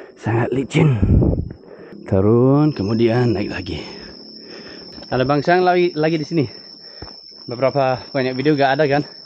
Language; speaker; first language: Indonesian; non-native, fluent; English